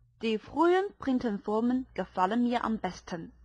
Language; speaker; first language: German; non-native, fluent; Chinese